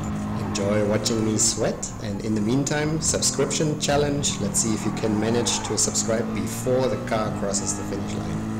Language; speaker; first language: English; non-native, fluent; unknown